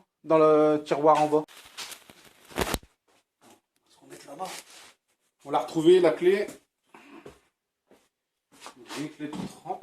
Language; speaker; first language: French; native; French